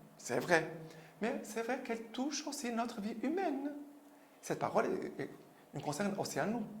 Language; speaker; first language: French; non-native, fluent; Portuguese